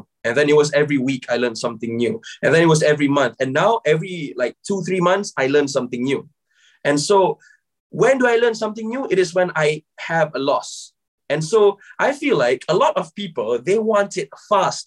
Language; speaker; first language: English; non-native, local second language; Malay